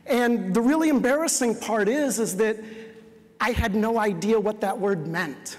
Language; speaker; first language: English; native; English